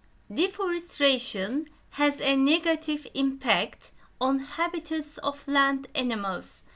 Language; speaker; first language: English; non-native, fluent; Turkish